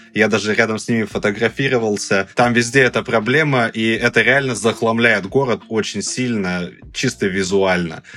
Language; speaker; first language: Russian; native; Russian